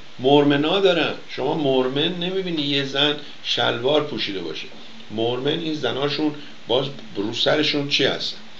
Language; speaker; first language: Persian; native; Persian